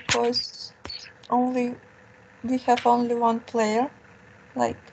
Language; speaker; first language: English; non-native, fluent; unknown